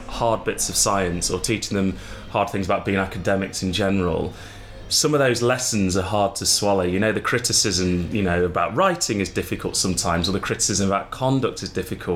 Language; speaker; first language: English; native; English